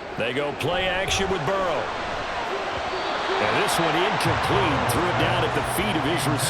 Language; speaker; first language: English; native; English